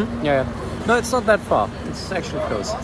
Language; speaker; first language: English; non-native, fluent; German